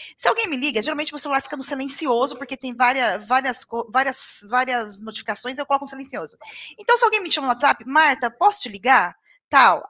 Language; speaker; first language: Portuguese; native; Portuguese